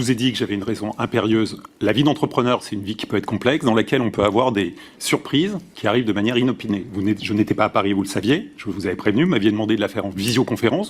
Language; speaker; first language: French; native; French